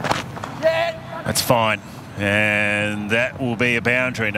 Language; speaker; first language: English; native; English